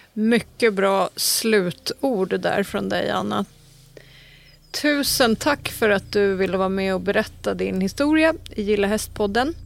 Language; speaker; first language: Swedish; native; Swedish